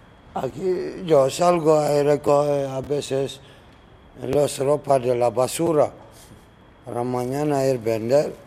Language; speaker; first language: Spanish; non-native, learner; Arabic